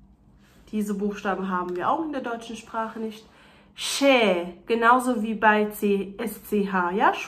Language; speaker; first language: German; non-native, fluent; Turkish